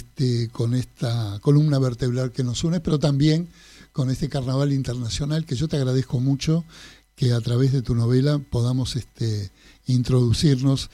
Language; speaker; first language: Spanish; native; Spanish